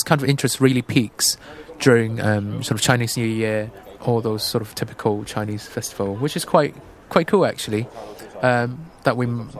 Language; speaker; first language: English; non-native, local second language; Cantonese